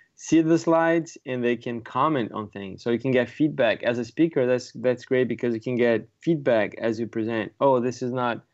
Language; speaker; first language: English; non-native, fluent; Portuguese